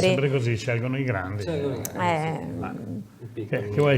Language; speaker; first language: Italian; native; Italian